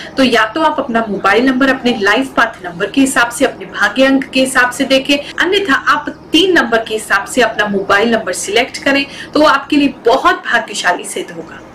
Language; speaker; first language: Hindi; native; Hindi